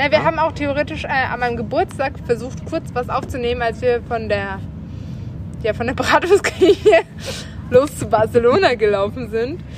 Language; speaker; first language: German; native; German